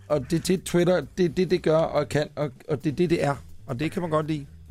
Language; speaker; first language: Danish; native; Danish